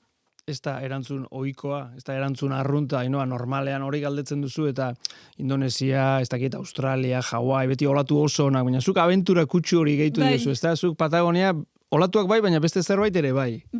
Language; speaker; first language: Basque; native; Basque